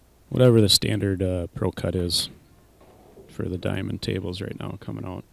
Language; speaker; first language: English; native; English